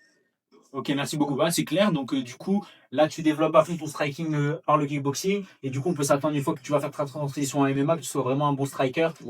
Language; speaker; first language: French; native; French